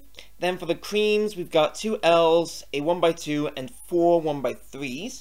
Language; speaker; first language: English; native; English